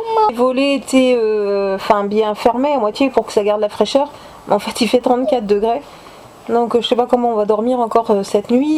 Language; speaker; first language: French; native; French